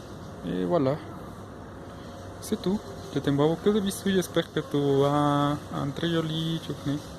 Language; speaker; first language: French; non-native, fluent; Spanish